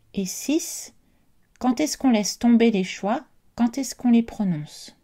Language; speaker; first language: French; native; French